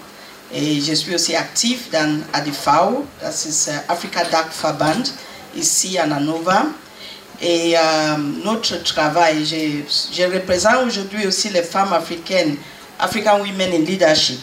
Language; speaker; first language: French; non-native, learner; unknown